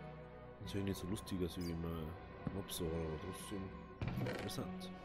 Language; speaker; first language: German; native; German